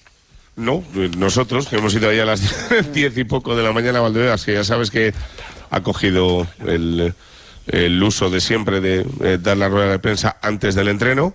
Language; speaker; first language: Spanish; native; Spanish